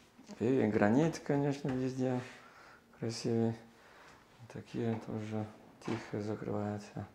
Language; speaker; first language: Russian; non-native, fluent; English